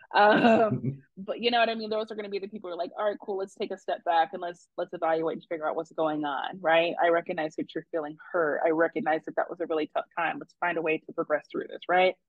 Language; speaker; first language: English; native; English